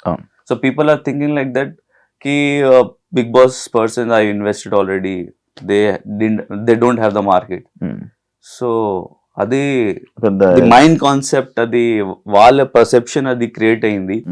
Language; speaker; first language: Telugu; non-native, learner; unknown